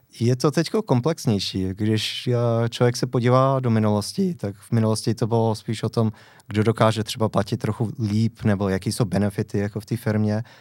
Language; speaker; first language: Czech; non-native, fluent; English